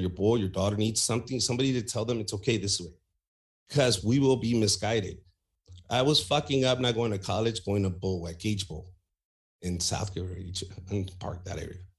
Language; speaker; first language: English; early bilingual, other home language; Spanish